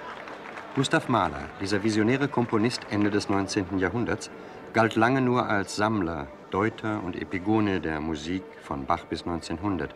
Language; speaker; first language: German; native; German